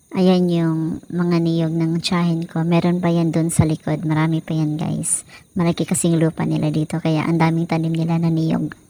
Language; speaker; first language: Filipino; non-native, local second language; Cebuano